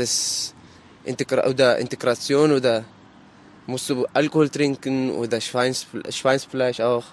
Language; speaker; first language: German; non-native, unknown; Arabic